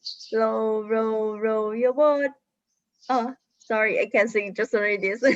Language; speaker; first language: English; non-native, learner; Thai